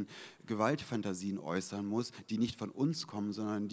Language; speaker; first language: German; native; German